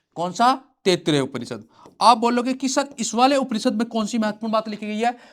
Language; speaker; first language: Hindi; native; Hindi